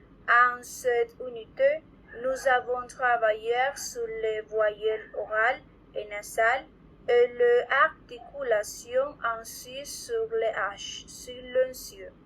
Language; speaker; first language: French; non-native, learner; Spanish